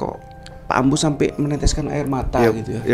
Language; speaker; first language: Indonesian; native; Indonesian